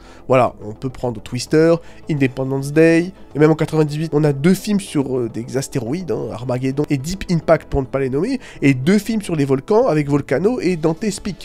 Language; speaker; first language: French; native; French